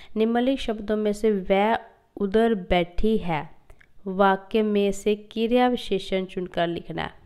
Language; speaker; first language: Hindi; non-native, local second language; Punjabi